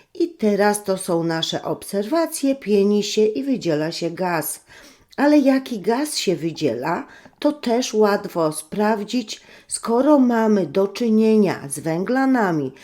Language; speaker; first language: Polish; native; Polish